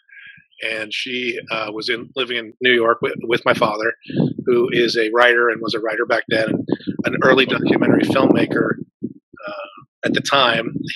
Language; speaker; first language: English; native; English